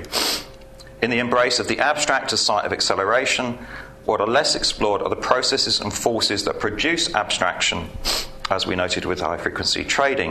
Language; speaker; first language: English; native; English